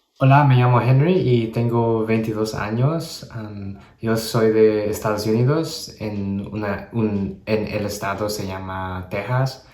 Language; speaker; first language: Spanish; non-native, learner; English